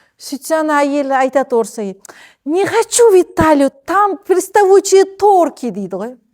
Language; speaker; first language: Russian; non-native, local second language; Kazakh